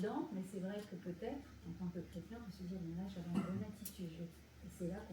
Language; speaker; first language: French; native; French